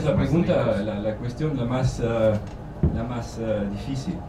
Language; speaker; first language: Spanish; non-native, learner; German